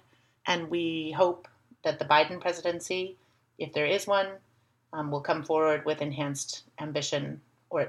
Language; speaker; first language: English; native; English